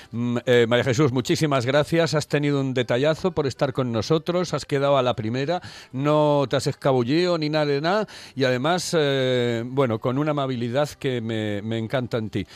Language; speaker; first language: Spanish; native; Spanish